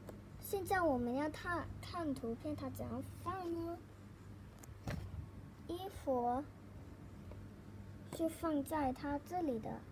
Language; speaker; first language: Chinese; non-native, learner; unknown